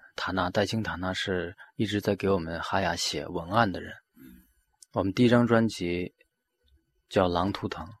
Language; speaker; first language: Chinese; non-native, local second language; Mongolian